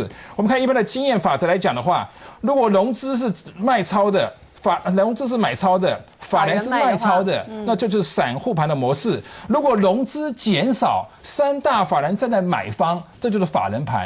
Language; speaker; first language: Chinese; native; Chinese